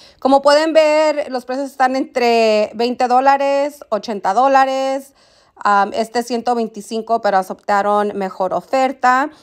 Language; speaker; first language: Spanish; early bilingual, heritage; Spanish